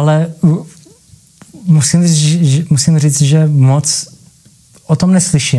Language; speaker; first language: Czech; early bilingual, heritage; Czech